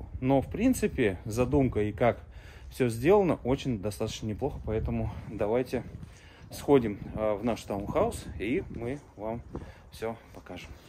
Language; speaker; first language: Russian; native; Russian